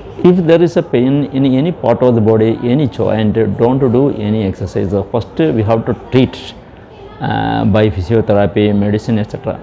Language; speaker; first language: English; non-native, local second language; Malayalam